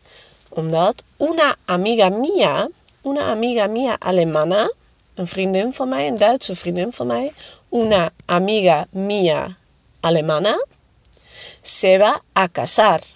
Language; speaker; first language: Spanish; non-native, fluent; Dutch